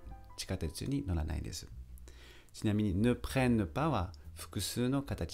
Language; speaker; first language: Japanese; non-native, fluent; French